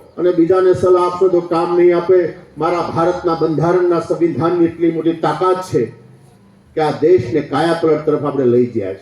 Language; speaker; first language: Gujarati; native; Gujarati